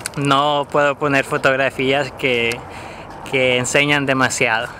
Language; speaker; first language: Spanish; native; Spanish